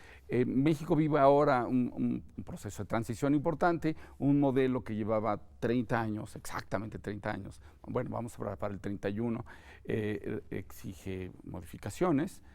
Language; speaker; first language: Spanish; native; Spanish